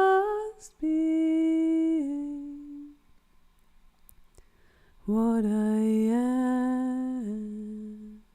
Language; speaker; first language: English; non-native, fluent; German